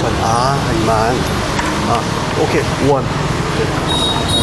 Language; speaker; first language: English; non-native, learner; Korean